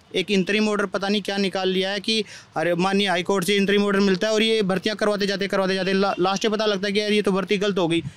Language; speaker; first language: Hindi; native; Hindi